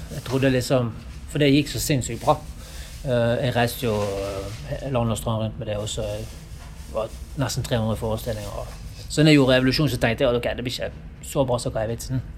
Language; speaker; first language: Norwegian; native; Norwegian